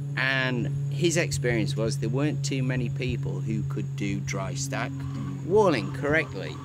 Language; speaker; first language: English; native; English